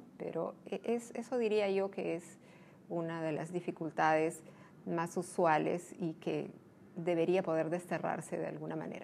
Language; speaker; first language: Spanish; native; Spanish